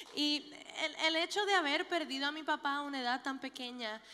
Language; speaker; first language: Spanish; early bilingual, other home language; English